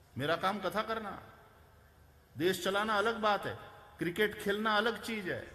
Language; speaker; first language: Hindi; non-native, local second language; Gujarati